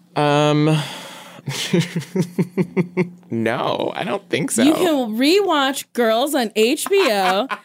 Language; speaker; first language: English; early bilingual, other home language; Korean